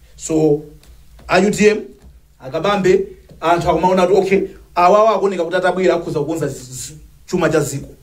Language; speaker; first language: Nyanja; native; Nyanja